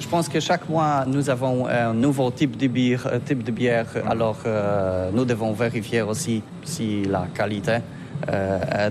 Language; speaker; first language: French; non-native, learner; Polish